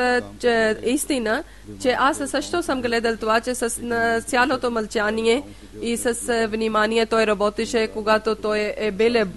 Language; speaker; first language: Bulgarian; non-native, learner; Urdu